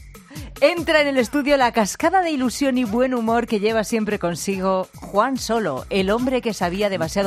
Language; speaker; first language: Spanish; native; Spanish